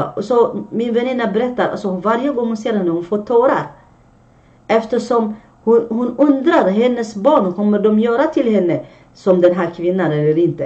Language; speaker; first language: Swedish; non-native, fluent; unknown